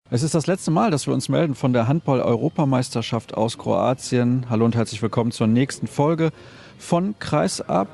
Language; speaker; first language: German; native; German